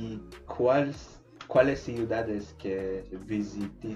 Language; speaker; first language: Spanish; non-native, learner; English